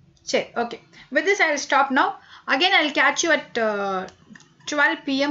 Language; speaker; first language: English; non-native, local second language; Tamil